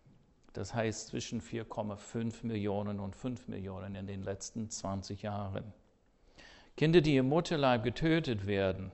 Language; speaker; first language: German; non-native, fluent; English